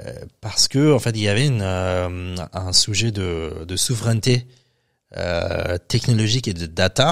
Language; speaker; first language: French; non-native, fluent; Persian